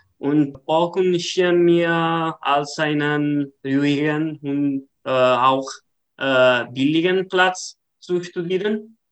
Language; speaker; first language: German; non-native, learner; Italian